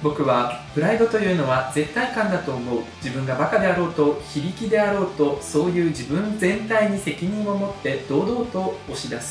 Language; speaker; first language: Japanese; early bilingual, other home language; Russian